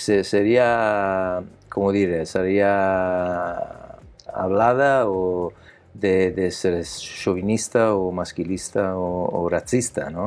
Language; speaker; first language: Spanish; non-native, learner; Italian